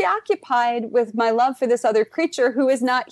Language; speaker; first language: English; native; English